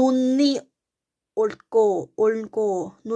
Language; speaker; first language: Korean; non-native, learner; Thai